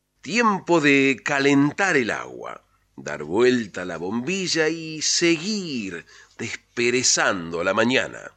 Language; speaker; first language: Spanish; native; Spanish